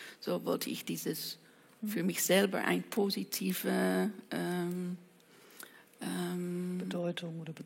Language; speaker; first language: German; non-native, fluent; Dutch